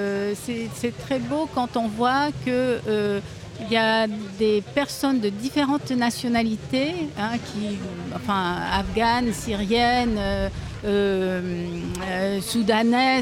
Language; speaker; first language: French; native; French